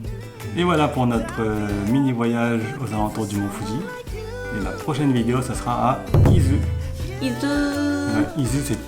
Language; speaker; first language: French; native; French